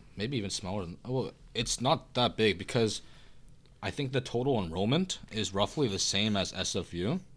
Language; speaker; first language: English; early bilingual, other home language; Korean